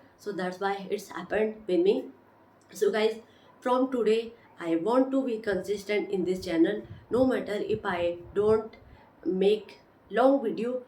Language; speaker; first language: English; non-native, learner; Hindi